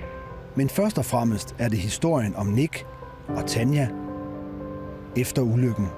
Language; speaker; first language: Danish; native; Danish